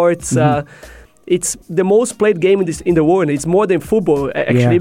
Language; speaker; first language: English; non-native, fluent; Portuguese